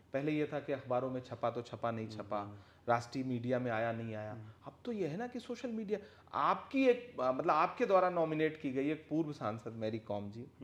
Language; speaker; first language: Hindi; native; Hindi